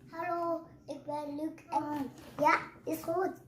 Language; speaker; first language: Dutch; early bilingual, other home language; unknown